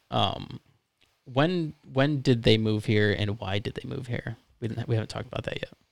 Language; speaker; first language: English; native; English